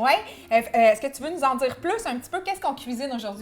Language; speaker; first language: French; native; French